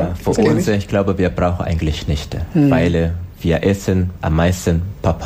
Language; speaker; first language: German; non-native, learner; Swahili